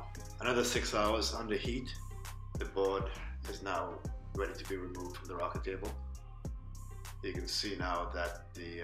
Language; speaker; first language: English; native; English